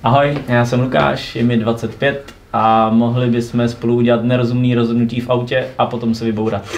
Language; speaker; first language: Czech; native; Czech